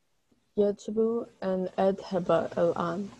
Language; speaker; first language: Arabic; non-native, learner; English